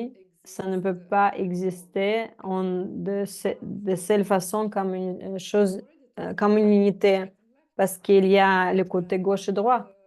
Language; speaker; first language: French; non-native, fluent; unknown